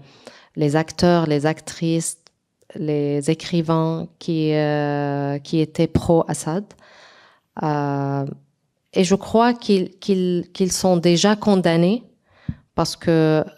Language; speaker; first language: French; non-native, local second language; Arabic